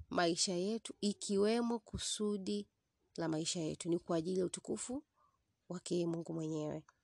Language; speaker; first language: Swahili; native; Swahili